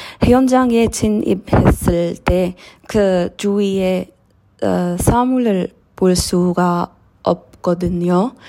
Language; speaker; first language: Korean; non-native, learner; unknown